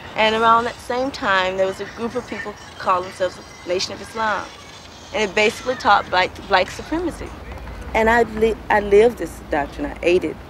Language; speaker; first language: English; native; English